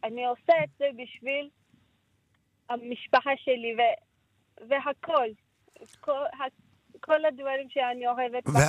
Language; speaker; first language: Hebrew; non-native, learner; Turkish